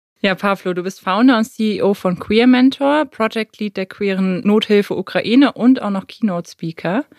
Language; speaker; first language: German; native; German